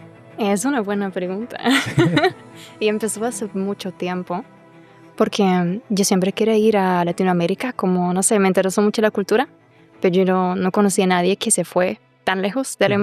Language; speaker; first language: Spanish; non-native, fluent; German